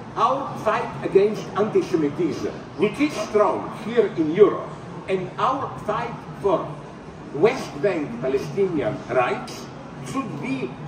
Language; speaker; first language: English; non-native, fluent; Slovenian